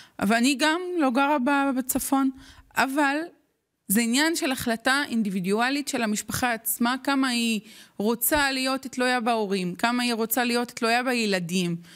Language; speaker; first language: Hebrew; non-native, local second language; Arabic